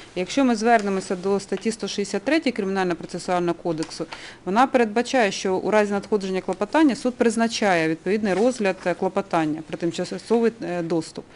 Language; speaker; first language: Ukrainian; native; Ukrainian